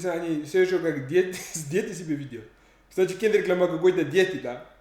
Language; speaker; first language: Russian; non-native, learner; English